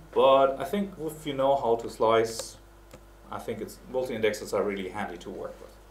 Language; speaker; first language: English; non-native, fluent; German